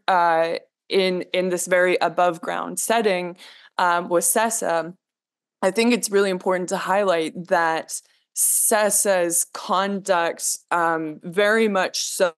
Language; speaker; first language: English; native; English